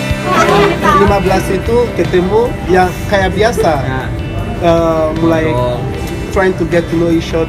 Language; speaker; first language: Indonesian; non-native, learner; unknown